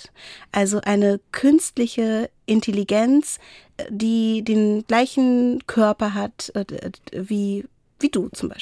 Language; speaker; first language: German; native; German